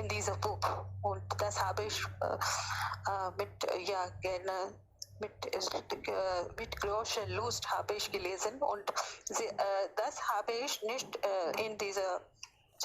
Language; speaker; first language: German; non-native, learner; Hindi